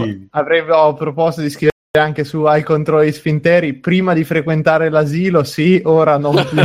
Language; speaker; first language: Italian; native; Italian